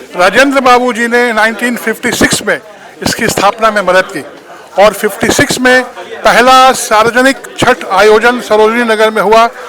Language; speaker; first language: Hindi; non-native, local second language; Bhojpuri